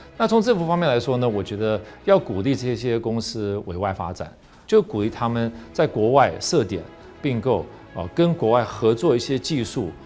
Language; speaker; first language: Chinese; non-native, fluent; English